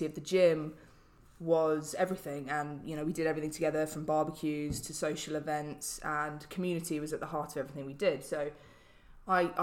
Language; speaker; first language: English; native; English